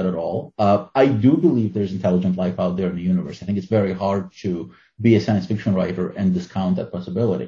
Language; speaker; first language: English; non-native, fluent; Russian